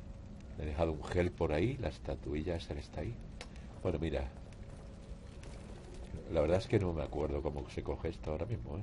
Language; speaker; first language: Spanish; native; Spanish